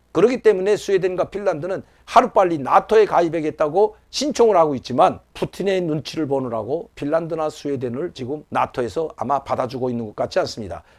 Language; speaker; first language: Korean; native; Korean